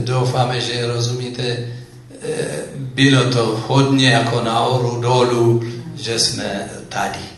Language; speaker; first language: Czech; non-native, fluent; Amharic